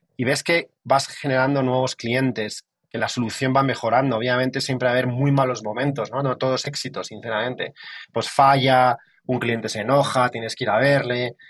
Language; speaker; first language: Spanish; native; Spanish